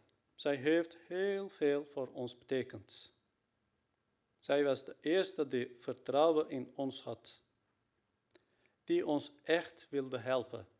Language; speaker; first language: Dutch; non-native, fluent; Turkish